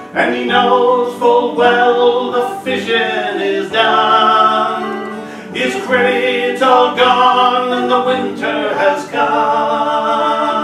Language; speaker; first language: English; native; English